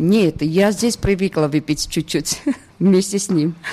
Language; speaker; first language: Russian; non-native, fluent; Georgian